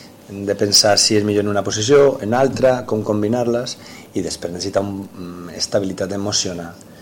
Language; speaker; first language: Catalan; non-native, local second language; Spanish